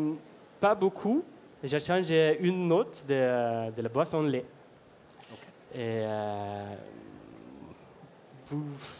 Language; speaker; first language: French; non-native, fluent; Norwegian